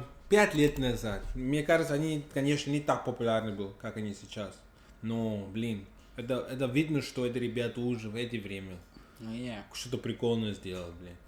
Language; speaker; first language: Russian; non-native, fluent; English